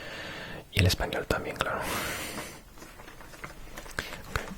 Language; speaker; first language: Spanish; non-native, fluent; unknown